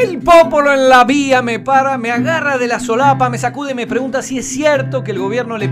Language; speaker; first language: Spanish; native; Spanish